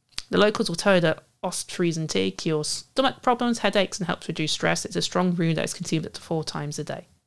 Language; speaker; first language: English; native; English